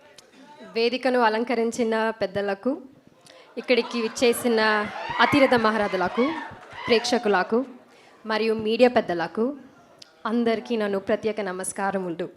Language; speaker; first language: Telugu; non-native, learner; Malayalam